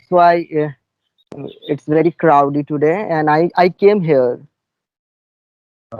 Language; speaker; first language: English; non-native, fluent; Bangla